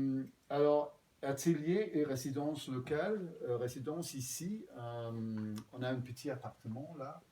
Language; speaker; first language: French; non-native, fluent; Danish